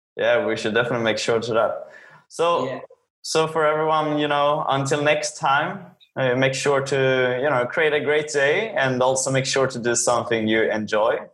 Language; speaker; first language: English; non-native, fluent; Swedish